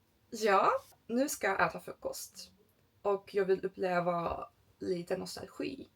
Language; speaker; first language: Swedish; non-native, learner; Turkish